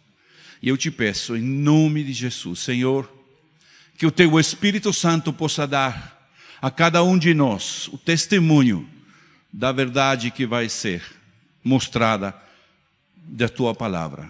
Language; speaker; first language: Portuguese; non-native, fluent; Spanish